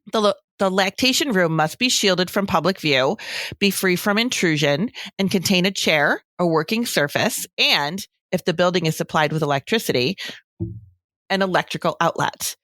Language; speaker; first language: English; native; English